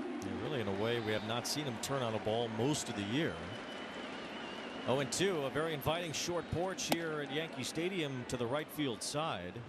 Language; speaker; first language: English; native; English